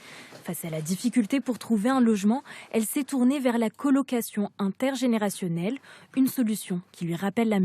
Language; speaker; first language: French; native; French